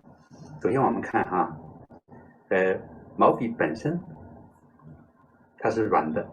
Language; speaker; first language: Chinese; native; Chinese